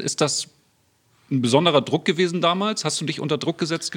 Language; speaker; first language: German; native; German